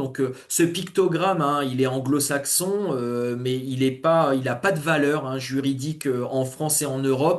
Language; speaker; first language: French; native; French